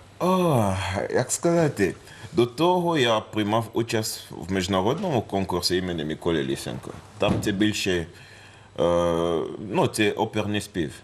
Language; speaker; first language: Ukrainian; non-native, fluent; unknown